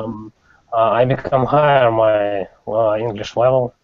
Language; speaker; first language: English; non-native, learner; Russian